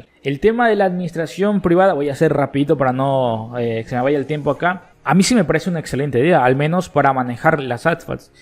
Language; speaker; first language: Spanish; native; Spanish